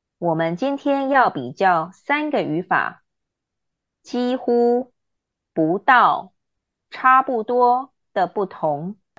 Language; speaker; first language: Chinese; native; Chinese